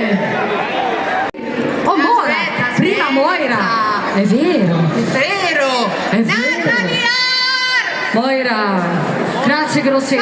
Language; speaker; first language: Italian; native; Italian